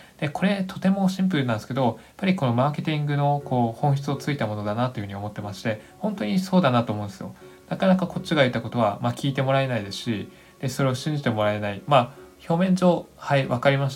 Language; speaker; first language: Japanese; native; Japanese